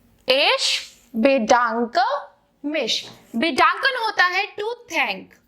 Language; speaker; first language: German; non-native, fluent; Hindi